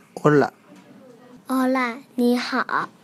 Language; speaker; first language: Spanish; non-native, fluent; Chinese